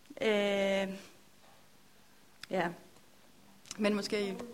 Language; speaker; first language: Danish; non-native, learner; Romanian